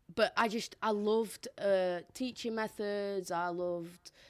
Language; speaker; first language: English; non-native, local second language; Portuguese